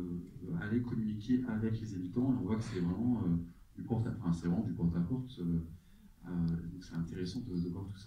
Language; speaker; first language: French; native; French